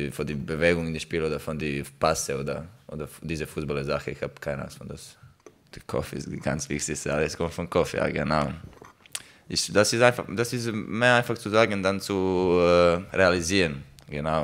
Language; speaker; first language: German; non-native, learner; Croatian